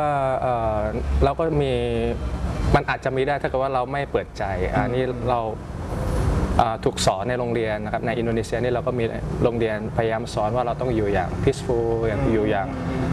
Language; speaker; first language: Thai; early bilingual, other home language; Indonesian